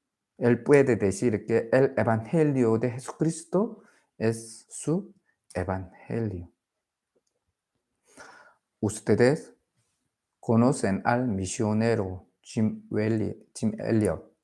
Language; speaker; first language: Spanish; non-native, learner; Korean